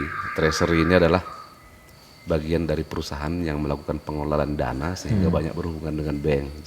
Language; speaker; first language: Indonesian; native; Indonesian